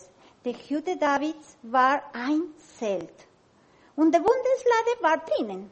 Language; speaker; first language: German; non-native, learner; Spanish